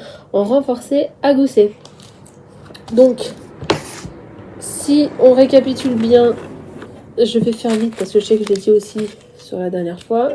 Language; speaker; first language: French; native; French